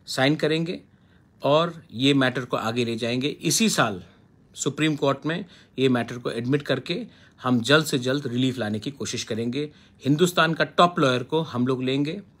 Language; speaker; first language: Hindi; non-native, local second language; Kok Borok